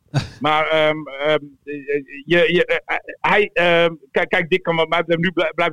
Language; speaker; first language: Dutch; native; Dutch